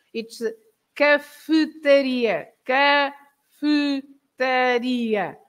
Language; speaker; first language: English; non-native, fluent; Portuguese